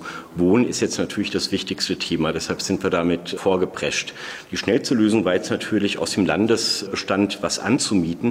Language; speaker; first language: German; native; German